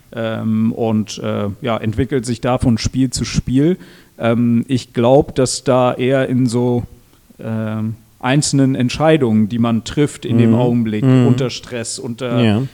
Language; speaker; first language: German; native; German